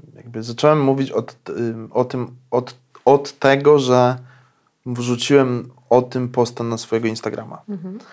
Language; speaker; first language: Polish; native; Polish